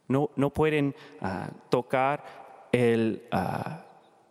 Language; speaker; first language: Spanish; non-native, learner; English